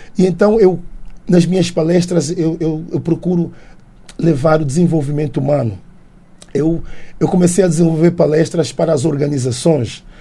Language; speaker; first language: Portuguese; native; Portuguese